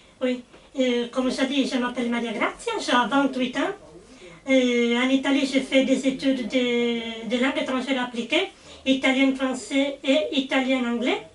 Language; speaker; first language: French; non-native, fluent; Italian